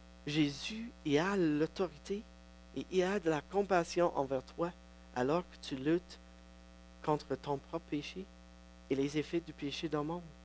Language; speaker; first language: French; non-native, local second language; English